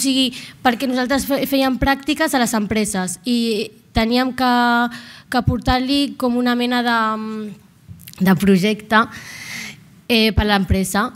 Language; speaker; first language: Catalan; non-native, local second language; Arabic